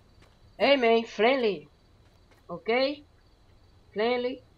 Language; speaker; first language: English; non-native, learner; Portuguese